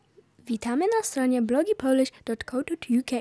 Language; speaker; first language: Polish; early bilingual, heritage; Polish